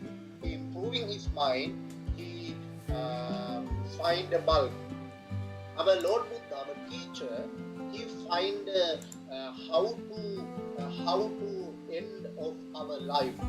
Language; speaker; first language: English; non-native, learner; Sinhala